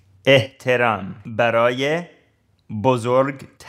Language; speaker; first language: Persian; non-native, learner; English